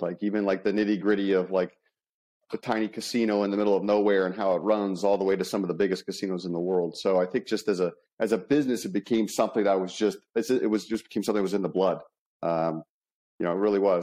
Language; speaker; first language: English; native; English